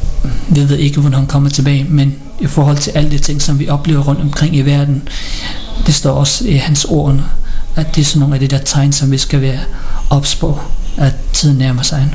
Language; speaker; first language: Danish; early bilingual, other home language; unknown